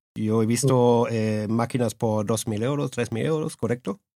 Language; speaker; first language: Spanish; early bilingual, heritage; Spanish